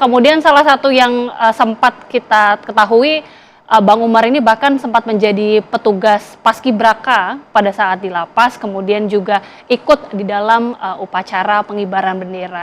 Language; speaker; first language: Malay; native; Malay